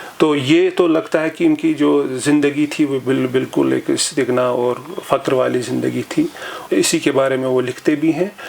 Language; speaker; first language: Urdu; non-native, local second language; Kashmiri